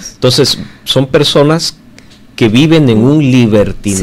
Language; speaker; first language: Spanish; native; Spanish